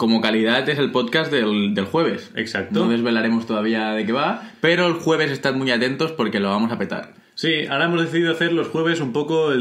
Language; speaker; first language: Spanish; native; Spanish